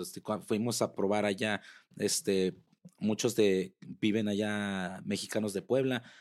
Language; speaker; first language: Spanish; early bilingual, heritage; Spanish